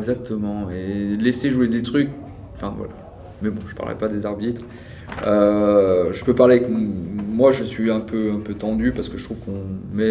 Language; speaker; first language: French; native; French